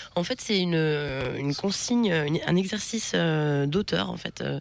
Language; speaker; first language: French; native; French